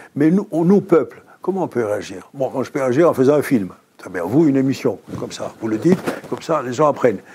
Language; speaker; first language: French; non-native, fluent; Greek